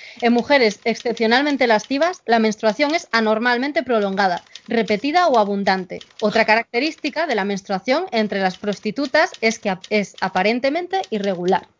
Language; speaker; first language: Spanish; native; Spanish